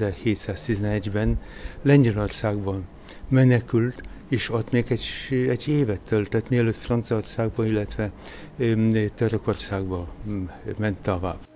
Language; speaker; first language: Hungarian; non-native, fluent; Polish